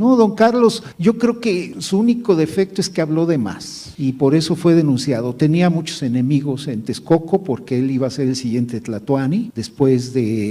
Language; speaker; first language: Spanish; native; Spanish